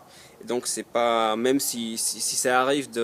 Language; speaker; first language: French; non-native, fluent; Polish